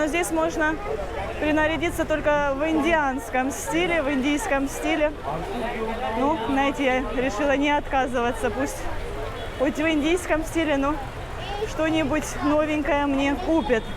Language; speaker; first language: Russian; native; Russian